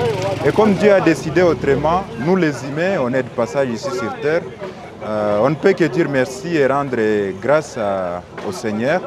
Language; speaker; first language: French; non-native, local second language; Swahili